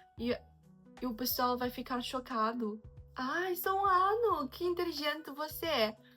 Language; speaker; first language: Portuguese; non-native, fluent; Chinese